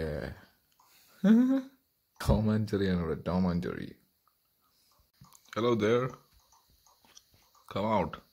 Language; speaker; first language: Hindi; non-native, local second language; Malayalam